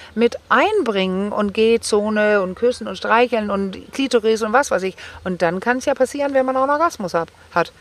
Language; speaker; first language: German; non-native, fluent; Danish